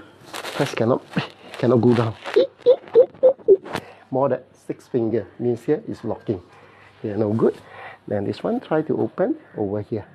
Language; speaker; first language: English; non-native, local second language; Cantonese